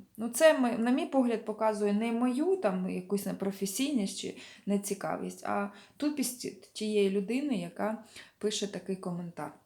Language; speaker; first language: Ukrainian; non-native, local second language; Russian